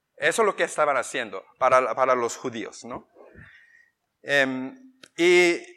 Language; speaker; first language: Spanish; non-native, fluent; Korean